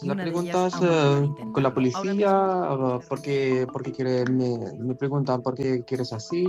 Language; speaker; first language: Spanish; non-native, learner; Arabic